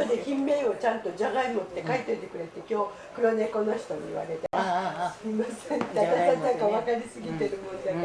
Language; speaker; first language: Japanese; native; Japanese